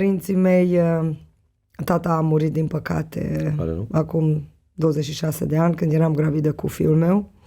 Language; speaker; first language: Romanian; non-native, local second language; Hungarian